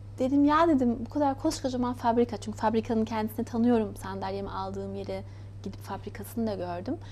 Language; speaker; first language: Turkish; early bilingual, heritage; Turkish